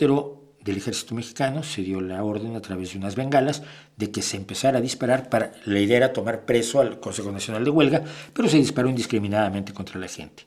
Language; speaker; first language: Spanish; native; Spanish